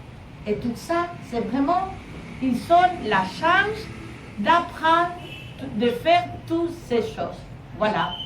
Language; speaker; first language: French; non-native, learner; Spanish